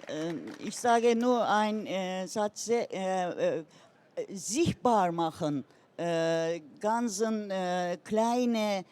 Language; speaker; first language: German; non-native, learner; Turkish